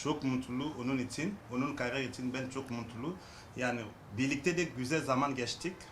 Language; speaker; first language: Turkish; non-native, learner; French